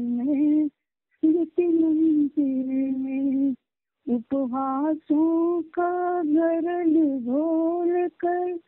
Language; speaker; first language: Hindi; non-native, local second language; Marathi